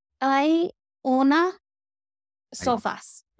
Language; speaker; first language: Spanish; non-native, learner; English